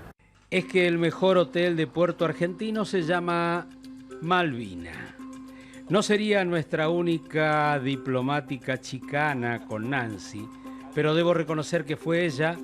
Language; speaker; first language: Spanish; native; Spanish